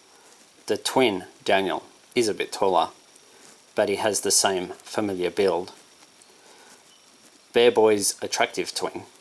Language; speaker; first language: English; native; English